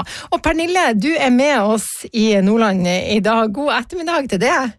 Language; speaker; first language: Norwegian; native; Norwegian